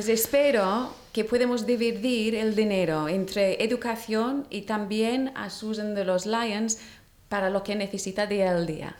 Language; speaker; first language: Spanish; non-native, learner; English